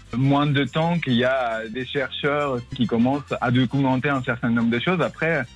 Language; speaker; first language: French; non-native, fluent; Spanish